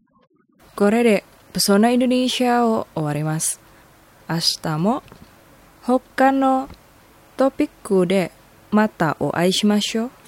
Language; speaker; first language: Japanese; non-native, fluent; Indonesian